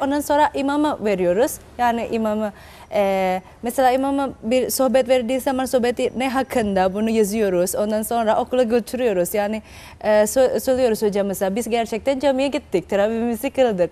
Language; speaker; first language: Turkish; non-native, fluent; Indonesian